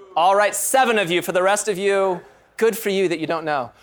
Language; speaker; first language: English; native; English